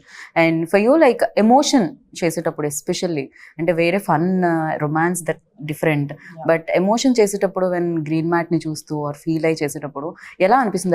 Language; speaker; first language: Telugu; native; Telugu